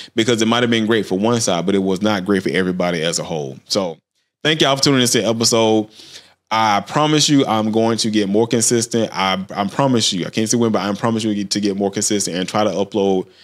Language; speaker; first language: English; native; English